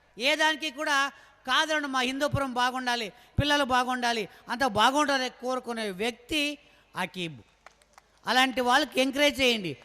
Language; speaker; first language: Telugu; non-native, local second language; Kannada